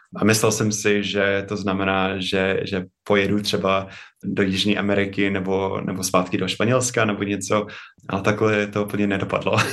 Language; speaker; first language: Czech; non-native, fluent; English